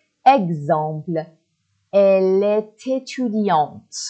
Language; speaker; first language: French; non-native, fluent; Persian